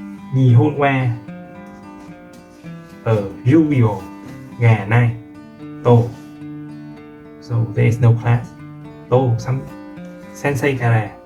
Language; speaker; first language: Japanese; non-native, learner; Vietnamese